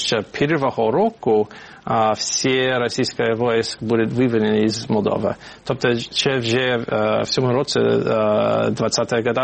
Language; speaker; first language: Ukrainian; non-native, learner; English